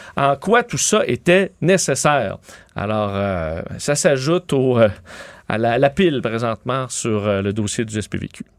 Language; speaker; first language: French; native; French